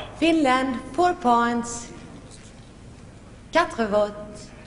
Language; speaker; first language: English; non-native, fluent; Swedish